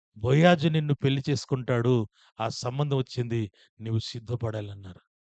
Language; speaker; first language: Telugu; non-native, fluent; Odia